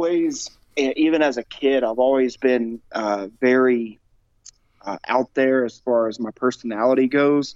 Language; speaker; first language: English; native; English